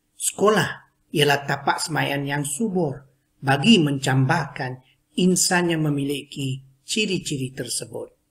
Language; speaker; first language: Malay; non-native, local second language; Chinese